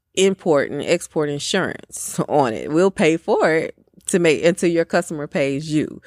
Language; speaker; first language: English; native; English